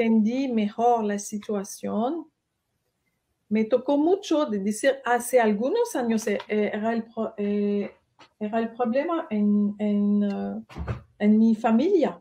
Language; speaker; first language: Spanish; non-native, fluent; French